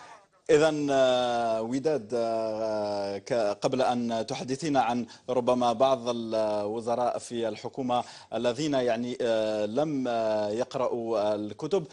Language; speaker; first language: Arabic; native; Arabic